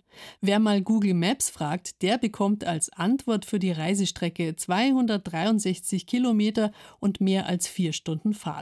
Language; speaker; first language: German; native; German